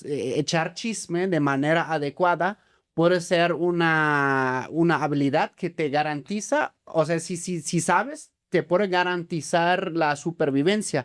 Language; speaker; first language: Spanish; native; Spanish